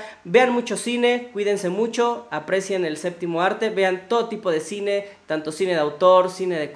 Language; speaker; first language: Spanish; native; Spanish